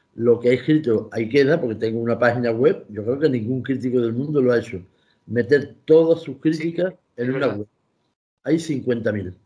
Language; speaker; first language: Spanish; native; Spanish